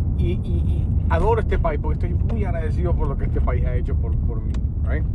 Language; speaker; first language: Spanish; early bilingual, other home language; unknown